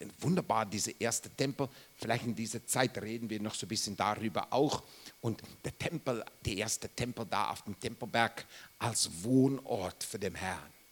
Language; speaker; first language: German; non-native, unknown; English